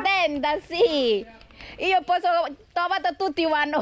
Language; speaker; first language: Italian; non-native, learner; Thai